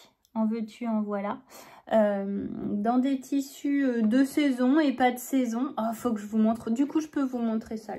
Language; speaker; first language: French; native; French